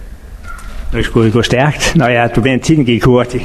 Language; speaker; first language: Danish; native; Danish